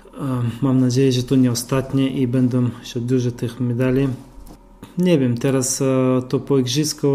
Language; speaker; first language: Polish; non-native, fluent; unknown